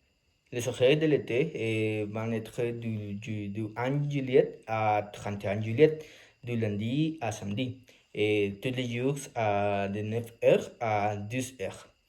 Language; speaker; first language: French; non-native, learner; Spanish